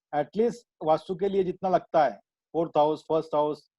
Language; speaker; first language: Hindi; non-native, local second language; Marathi